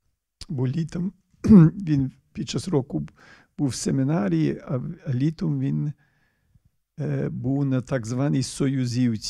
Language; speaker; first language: Ukrainian; early bilingual, heritage; Ukrainian